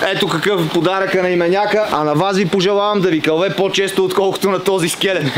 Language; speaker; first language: Bulgarian; native; Bulgarian